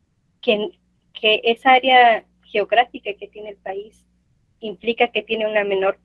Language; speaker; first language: Spanish; non-native, fluent; Portuguese